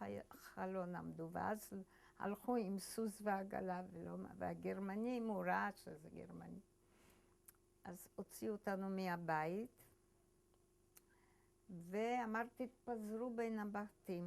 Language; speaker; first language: Hebrew; early bilingual, other home language; Polish